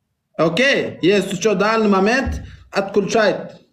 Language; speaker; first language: Russian; non-native, learner; Turkmen